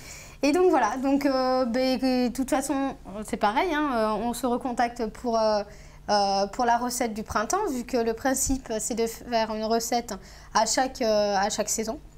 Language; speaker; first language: French; native; French